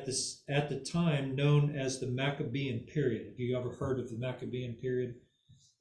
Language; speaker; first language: English; native; English